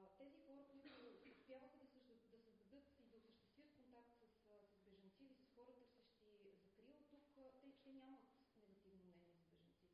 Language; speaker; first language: Bulgarian; native; Bulgarian